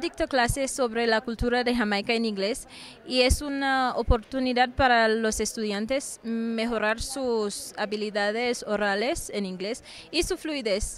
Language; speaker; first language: Spanish; non-native, local second language; English